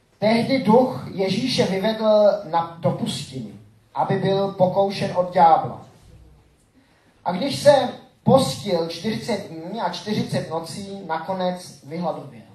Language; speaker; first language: Czech; native; Czech